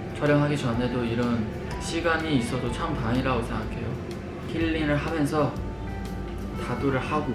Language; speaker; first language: Korean; non-native, fluent; Chinese